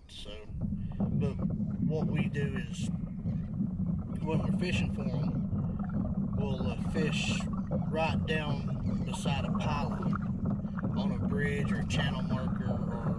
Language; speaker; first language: English; native; English